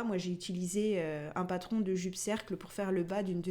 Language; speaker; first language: French; native; French